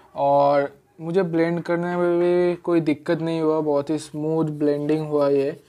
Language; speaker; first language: Hindi; non-native, local second language; Bangla